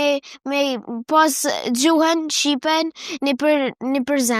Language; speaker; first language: Albanian; early bilingual, heritage; Albanian